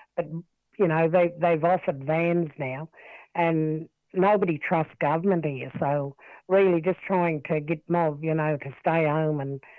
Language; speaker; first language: English; native; English